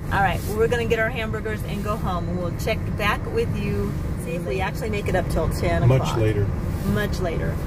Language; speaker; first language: English; native; English